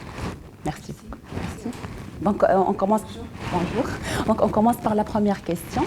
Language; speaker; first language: French; non-native, local second language; Arabic